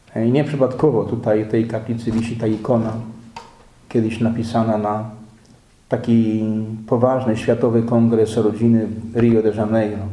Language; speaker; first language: Polish; native; Polish